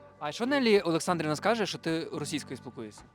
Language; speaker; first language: Ukrainian; native; Ukrainian